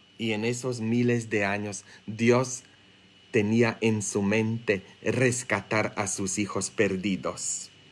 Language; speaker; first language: Spanish; non-native, fluent; English